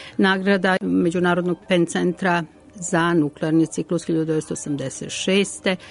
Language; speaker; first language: Serbian; native; Serbian